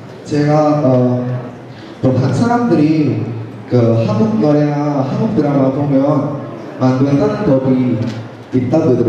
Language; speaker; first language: Korean; non-native, learner; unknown